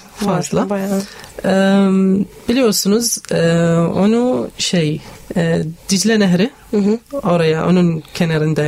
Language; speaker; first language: Turkish; non-native, learner; Arabic